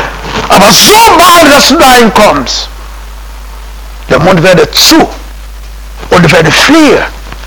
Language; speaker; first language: German; non-native, fluent; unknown